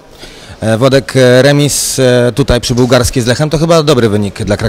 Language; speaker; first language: Polish; native; Polish